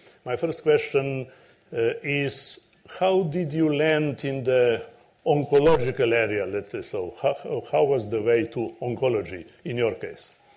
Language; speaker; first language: English; non-native, fluent; Slovenian